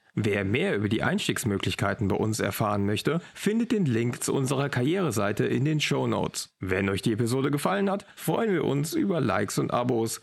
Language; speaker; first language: German; native; German